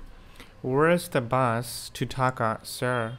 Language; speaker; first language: English; non-native, learner; Bangla